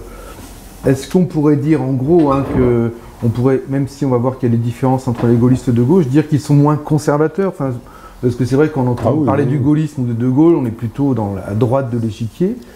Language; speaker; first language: French; native; French